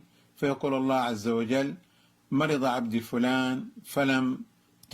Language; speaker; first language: Arabic; native; Arabic